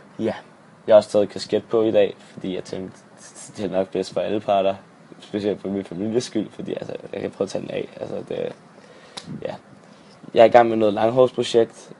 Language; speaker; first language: Danish; native; Danish